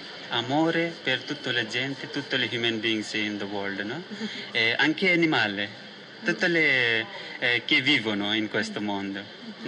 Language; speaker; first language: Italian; non-native, learner; Nepali